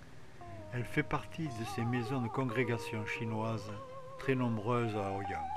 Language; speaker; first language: French; native; French